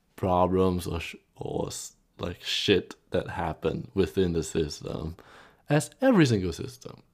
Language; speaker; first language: English; non-native, local second language; Cantonese